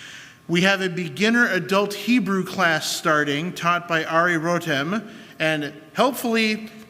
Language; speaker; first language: English; native; English